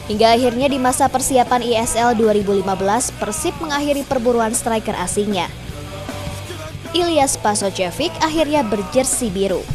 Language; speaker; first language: Indonesian; native; Indonesian